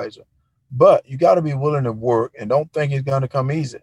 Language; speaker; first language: English; native; English